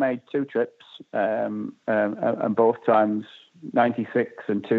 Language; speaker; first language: English; native; English